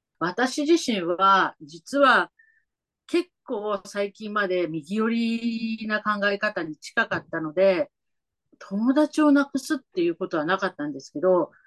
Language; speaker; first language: Japanese; native; Japanese